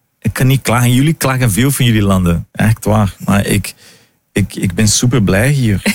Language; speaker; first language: Dutch; non-native, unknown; Portuguese